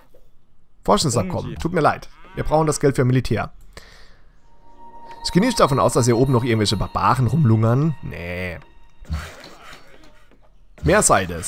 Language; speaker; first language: German; native; German